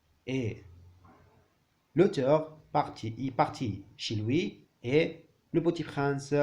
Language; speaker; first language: French; non-native, learner; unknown